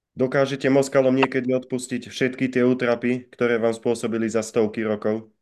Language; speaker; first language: Slovak; native; Slovak